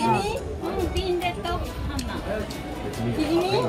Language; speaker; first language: Korean; non-native, learner; Vietnamese